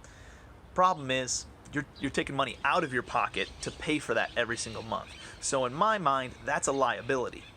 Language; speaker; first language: English; native; English